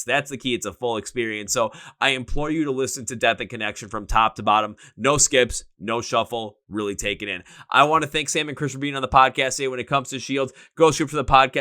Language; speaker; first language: English; native; English